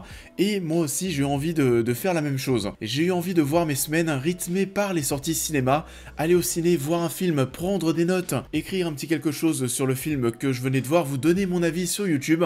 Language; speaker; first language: French; native; French